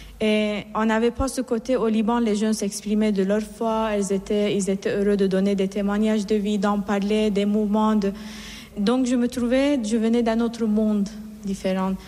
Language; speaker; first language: French; non-native, fluent; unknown